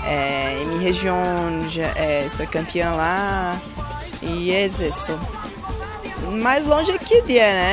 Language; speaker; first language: Spanish; non-native, learner; Portuguese